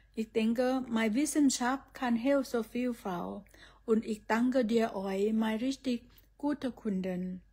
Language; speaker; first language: German; non-native, learner; Thai